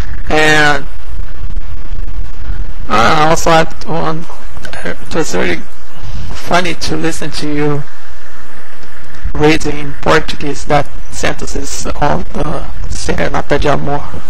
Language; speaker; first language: English; non-native, fluent; Portuguese